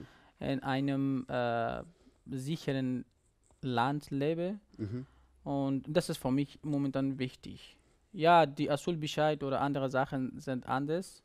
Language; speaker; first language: German; non-native, learner; Persian